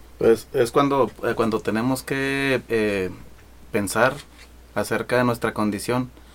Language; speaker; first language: Spanish; native; Spanish